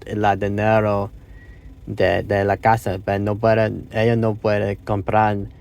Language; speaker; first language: Spanish; non-native, learner; English